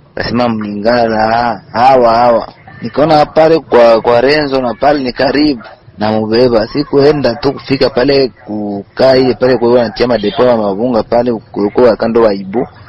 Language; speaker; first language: Swahili; native; Swahili